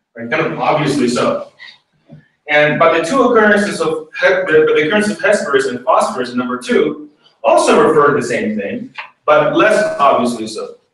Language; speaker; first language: English; early bilingual, other home language; Spanish